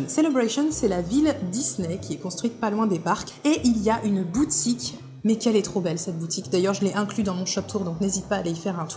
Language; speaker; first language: French; native; French